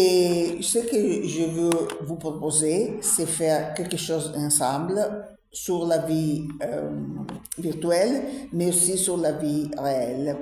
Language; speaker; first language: French; non-native, learner; Italian